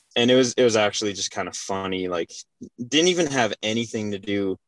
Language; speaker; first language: English; native; English